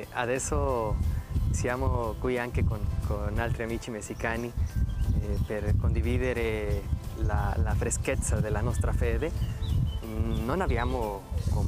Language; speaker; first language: Italian; non-native, learner; Spanish